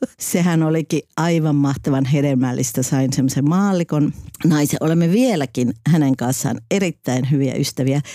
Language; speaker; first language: Finnish; native; Finnish